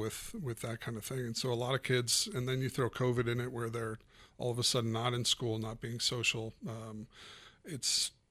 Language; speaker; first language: English; native; English